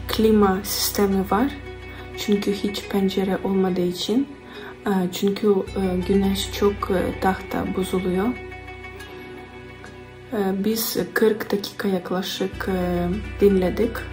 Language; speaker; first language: Turkish; non-native, learner; Ukrainian